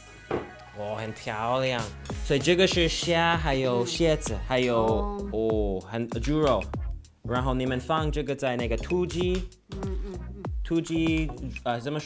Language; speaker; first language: Chinese; non-native, learner; English